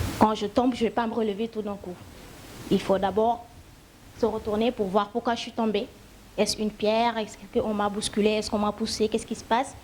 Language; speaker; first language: French; non-native, local second language; Wolof